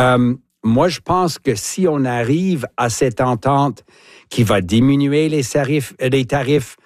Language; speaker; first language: French; native; French